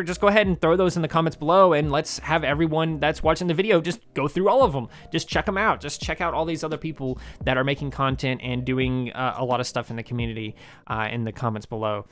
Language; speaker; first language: English; native; English